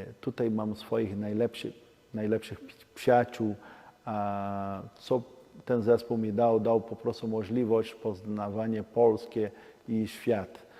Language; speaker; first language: Polish; non-native, learner; Portuguese